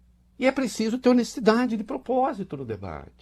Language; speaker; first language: Portuguese; native; Portuguese